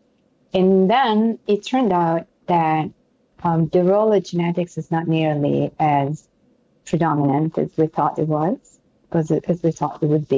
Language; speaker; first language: English; non-native, fluent; Italian